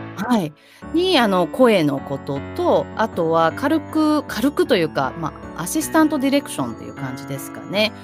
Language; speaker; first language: Japanese; native; Japanese